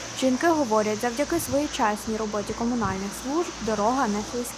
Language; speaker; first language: Ukrainian; native; Ukrainian